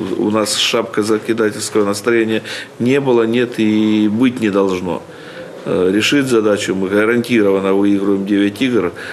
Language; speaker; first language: Russian; native; Russian